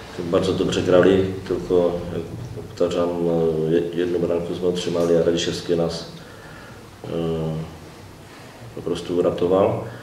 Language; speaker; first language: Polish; non-native, learner; Czech